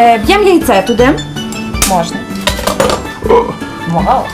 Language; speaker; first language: Ukrainian; native; Ukrainian